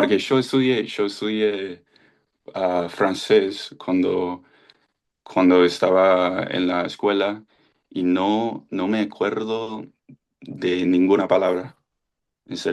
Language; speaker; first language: Spanish; non-native, fluent; English